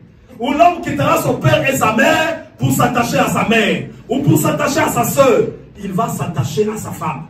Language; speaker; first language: French; non-native, local second language; Lingala